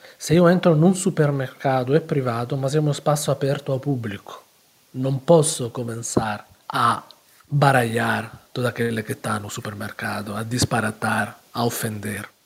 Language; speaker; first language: Portuguese; non-native, fluent; Italian